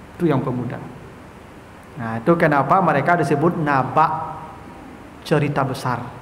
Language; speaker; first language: Malay; non-native, local second language; Minangkabau